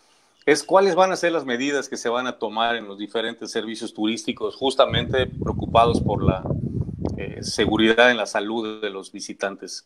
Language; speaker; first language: Spanish; native; Spanish